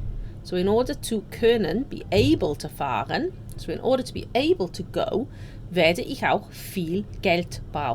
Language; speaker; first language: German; non-native, fluent; English